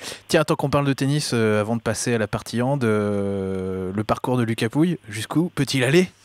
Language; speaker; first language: French; native; French